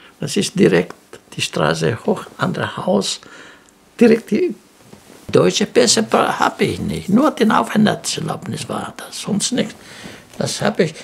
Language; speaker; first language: German; non-native, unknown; Greek